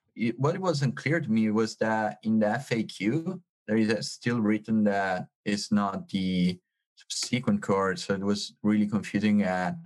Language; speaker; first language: English; non-native, fluent; Italian